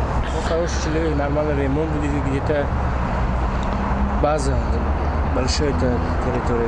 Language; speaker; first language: Russian; non-native, learner; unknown